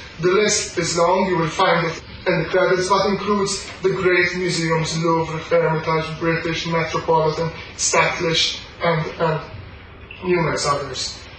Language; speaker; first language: English; non-native, local second language; Maltese